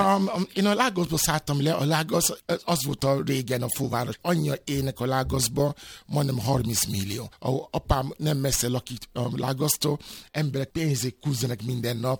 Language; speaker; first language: Hungarian; non-native, fluent; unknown